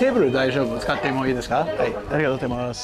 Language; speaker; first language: Japanese; non-native, fluent; English